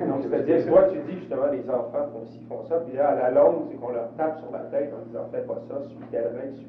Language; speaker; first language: French; native; French